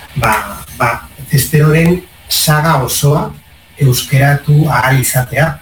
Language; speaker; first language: Basque; non-native, local second language; Spanish